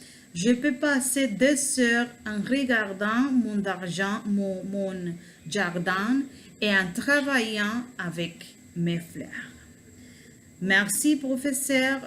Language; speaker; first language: French; non-native, learner; Spanish